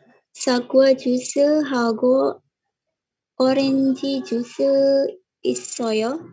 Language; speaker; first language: Korean; non-native, learner; Indonesian